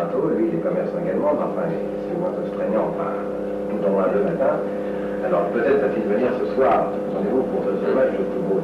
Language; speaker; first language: French; native; French